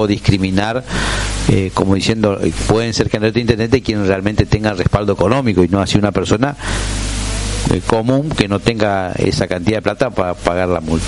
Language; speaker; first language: Spanish; native; Spanish